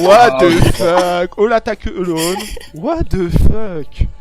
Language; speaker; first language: English; non-native, learner; French